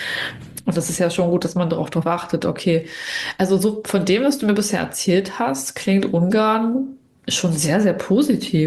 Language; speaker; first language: German; native; German